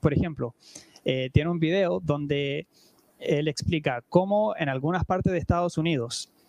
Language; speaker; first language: Spanish; native; Spanish